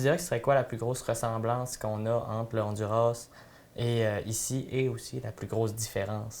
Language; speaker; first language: French; native; French